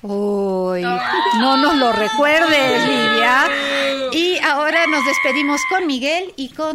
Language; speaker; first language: Spanish; native; Spanish